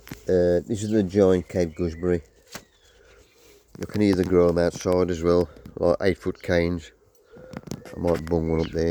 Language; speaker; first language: English; native; English